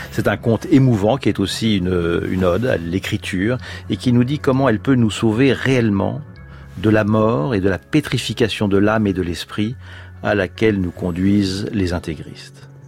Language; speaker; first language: French; native; French